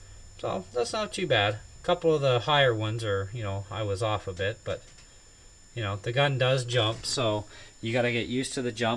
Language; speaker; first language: English; native; English